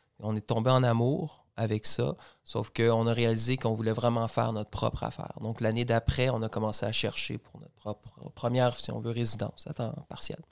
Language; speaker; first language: French; native; French